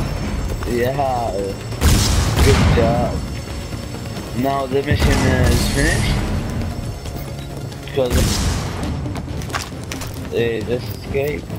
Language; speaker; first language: English; non-native, learner; Arabic